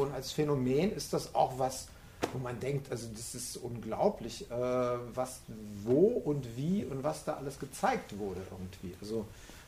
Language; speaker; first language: German; native; German